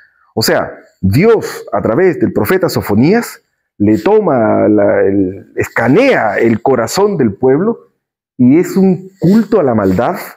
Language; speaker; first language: Spanish; native; Spanish